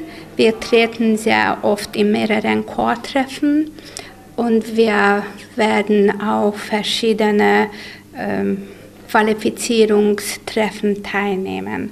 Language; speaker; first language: German; non-native, local second language; Hungarian